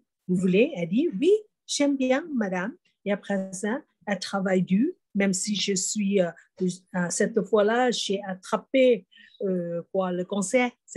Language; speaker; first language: French; non-native, fluent; Thai